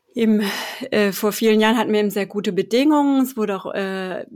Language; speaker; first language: German; native; German